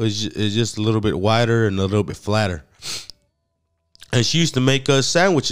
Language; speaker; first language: English; early bilingual, other home language; Spanish